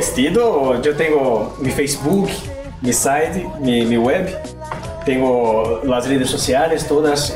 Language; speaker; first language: Spanish; non-native, learner; Portuguese